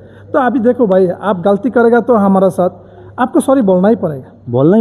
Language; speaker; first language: Hindi; non-native, learner; Bangla